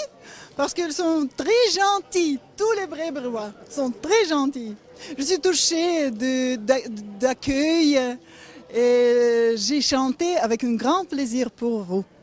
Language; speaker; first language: French; non-native, learner; Russian